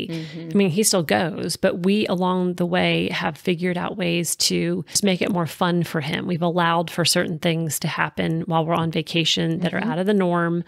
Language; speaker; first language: English; native; English